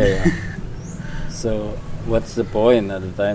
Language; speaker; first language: English; non-native, learner; Indonesian